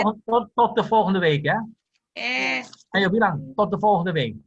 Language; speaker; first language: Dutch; non-native, fluent; Indonesian